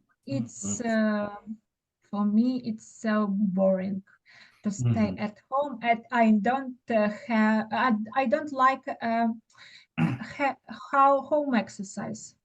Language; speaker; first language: English; non-native, learner; Ukrainian